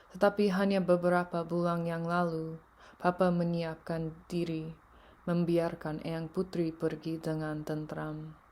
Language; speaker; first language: Indonesian; early bilingual, heritage; English